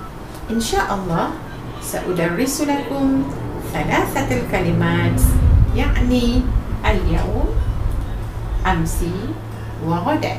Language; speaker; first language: Arabic; non-native, fluent; Malay